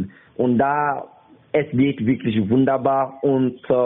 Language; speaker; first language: German; non-native, learner; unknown